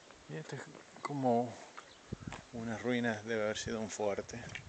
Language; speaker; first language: Spanish; native; Spanish